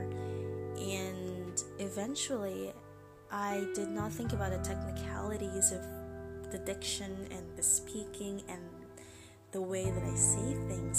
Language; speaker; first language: English; non-native, local second language; Filipino